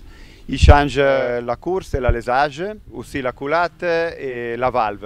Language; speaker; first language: French; non-native, learner; Italian